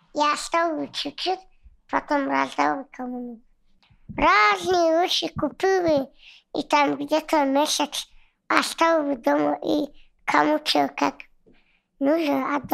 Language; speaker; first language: Russian; non-native, local second language; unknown